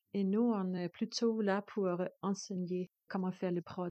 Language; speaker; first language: French; non-native, learner; Danish